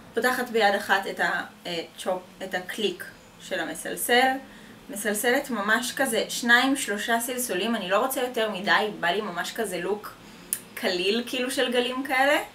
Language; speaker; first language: Hebrew; native; Hebrew